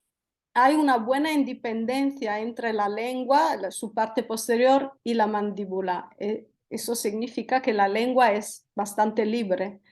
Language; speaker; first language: Spanish; non-native, fluent; Italian